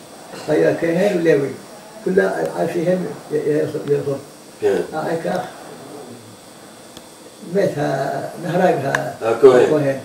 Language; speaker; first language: Hebrew; non-native, learner; Arabic